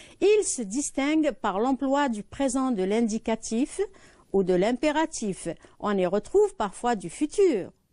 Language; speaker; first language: French; non-native, local second language; Arabic